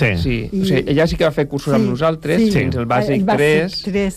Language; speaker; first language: Catalan; native; Catalan